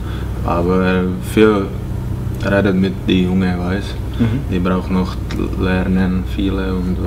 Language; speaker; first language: German; non-native, learner; Czech